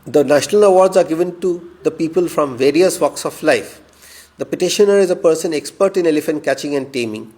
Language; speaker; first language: English; non-native, local second language; Assamese